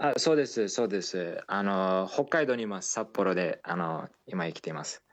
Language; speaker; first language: Japanese; non-native, fluent; Uzbek